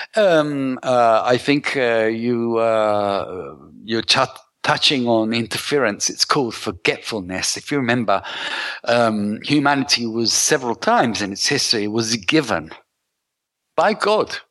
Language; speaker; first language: English; native; English